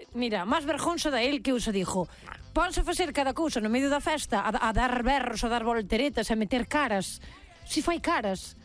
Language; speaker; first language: Galician; native; Galician